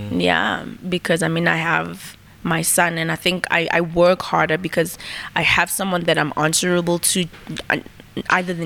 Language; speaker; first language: English; non-native, local second language; Zulu